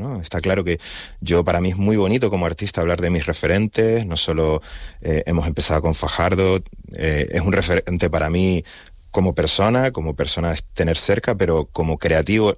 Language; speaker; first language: Spanish; native; Spanish